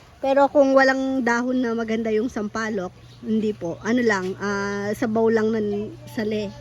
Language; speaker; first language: Filipino; non-native, local second language; Pampanga